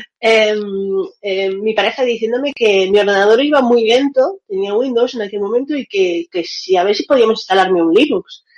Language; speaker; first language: Spanish; early bilingual, other home language; Russian